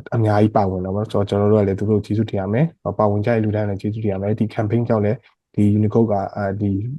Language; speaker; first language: Burmese; non-native, local second language; Karen languages